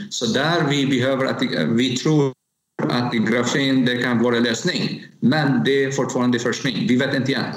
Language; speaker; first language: Swedish; non-native, learner; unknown